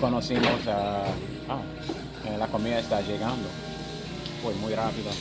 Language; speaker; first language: Spanish; non-native, learner; English